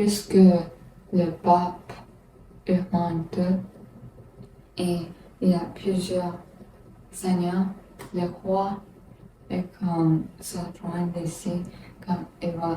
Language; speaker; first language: French; non-native, learner; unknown